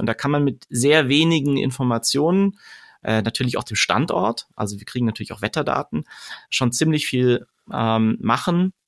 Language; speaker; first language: German; native; German